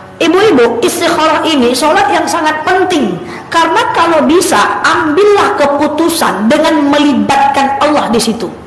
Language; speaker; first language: Indonesian; native; Indonesian